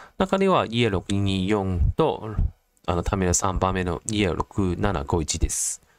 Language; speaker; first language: Japanese; non-native, fluent; Cantonese